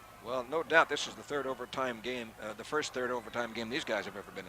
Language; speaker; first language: English; native; English